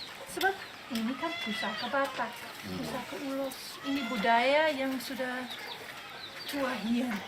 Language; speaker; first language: Indonesian; non-native, fluent; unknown